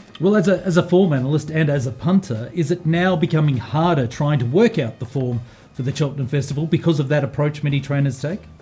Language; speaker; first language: English; native; English